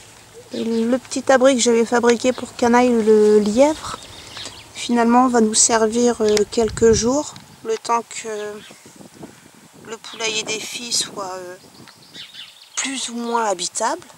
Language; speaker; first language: French; native; French